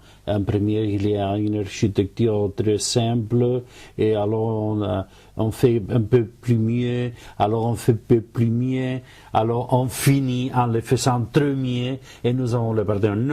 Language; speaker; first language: French; non-native, learner; Catalan